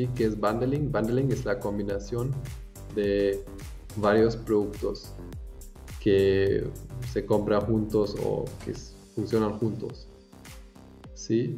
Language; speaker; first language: Spanish; non-native, fluent; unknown